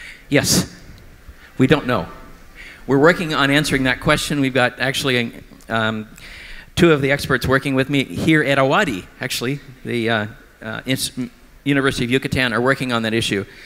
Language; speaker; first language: English; native; English